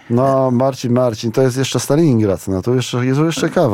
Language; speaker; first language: Polish; native; Polish